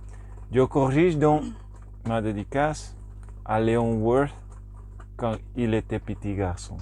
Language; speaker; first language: French; non-native, learner; Spanish